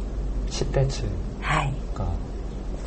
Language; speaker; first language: Japanese; non-native, learner; Korean